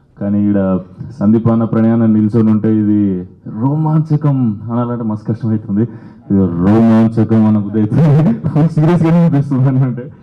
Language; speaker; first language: Telugu; native; Telugu